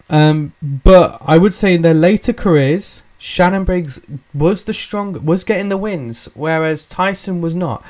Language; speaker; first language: English; native; English